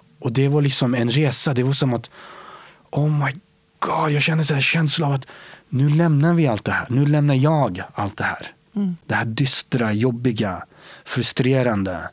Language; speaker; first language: Swedish; early bilingual, other home language; Romany